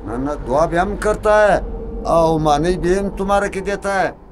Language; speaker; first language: Hindi; non-native, learner; Pashto